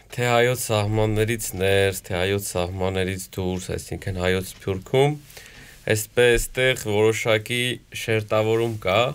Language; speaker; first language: Armenian; native; Armenian